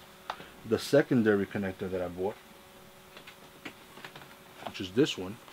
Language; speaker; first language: English; native; English